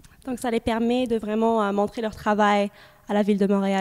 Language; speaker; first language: French; native; French